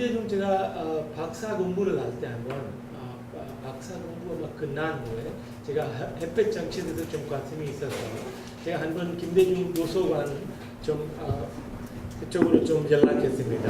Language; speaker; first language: Korean; non-native, learner; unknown